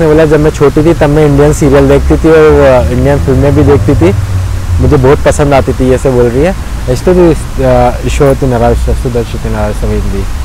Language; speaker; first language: Russian; non-native, learner; Hindi